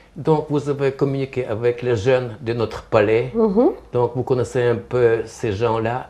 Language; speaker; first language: French; non-native, fluent; Ukrainian